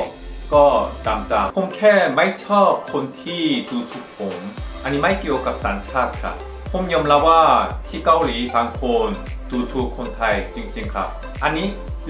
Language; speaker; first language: Thai; non-native, fluent; Korean